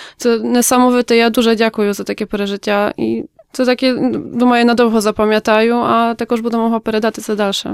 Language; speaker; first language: Ukrainian; early bilingual, heritage; Ukrainian